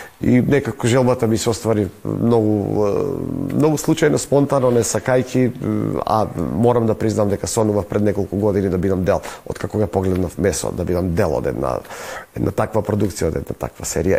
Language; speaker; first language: Macedonian; native; Macedonian